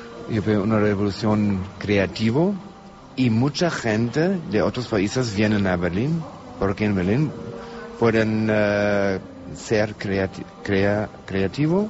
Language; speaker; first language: Spanish; non-native, learner; German